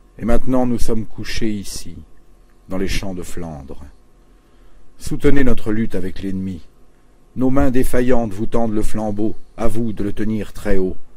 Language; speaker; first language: French; native; French